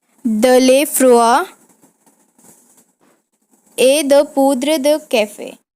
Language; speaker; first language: French; non-native, learner; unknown